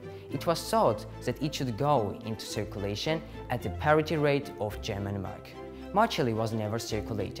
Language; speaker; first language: English; non-native, learner; Georgian